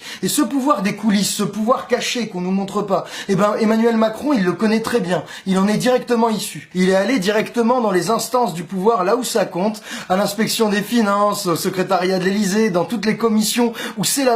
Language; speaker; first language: French; native; French